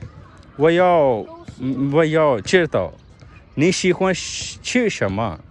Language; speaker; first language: Chinese; non-native, learner; Urdu